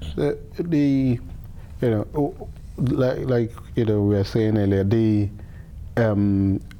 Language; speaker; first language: English; non-native, local second language; Igbo